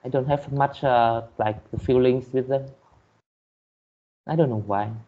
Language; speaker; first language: English; non-native, learner; Vietnamese